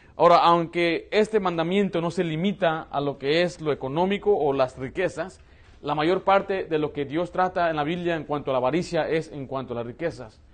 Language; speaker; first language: Spanish; early bilingual, heritage; Spanish